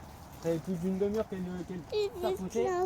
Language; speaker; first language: French; native; French